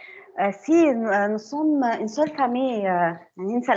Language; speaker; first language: French; non-native, learner; Arabic